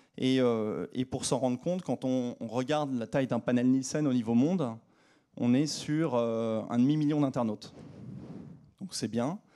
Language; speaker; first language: French; native; French